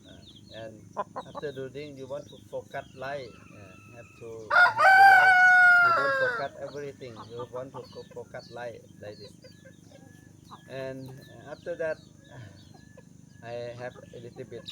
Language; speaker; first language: English; non-native, learner; Thai